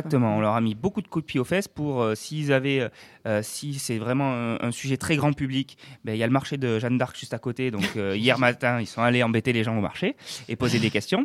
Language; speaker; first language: French; native; French